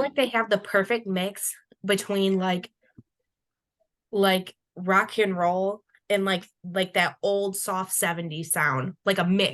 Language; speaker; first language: English; native; English